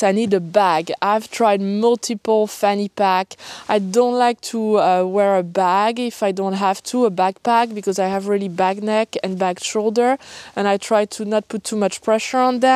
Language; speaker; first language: English; non-native, fluent; French